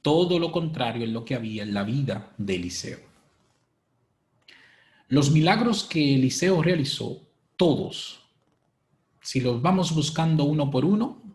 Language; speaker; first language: Spanish; native; Spanish